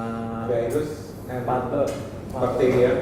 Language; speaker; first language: English; non-native, learner; Indonesian